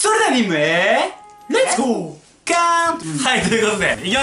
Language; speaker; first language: Japanese; native; Japanese